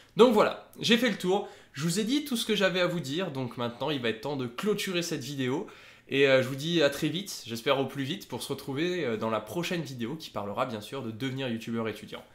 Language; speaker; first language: French; native; French